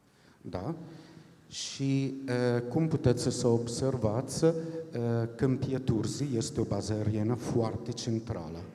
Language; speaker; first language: Romanian; non-native, fluent; Italian